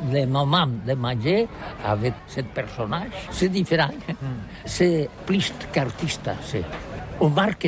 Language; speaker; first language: French; non-native, learner; Catalan